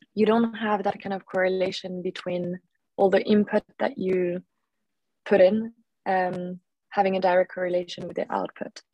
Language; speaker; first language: English; non-native, fluent; French